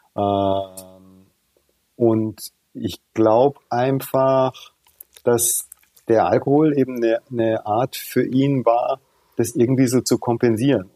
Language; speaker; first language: German; early bilingual, other home language; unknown